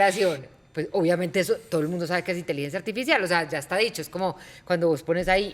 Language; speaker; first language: Spanish; native; Spanish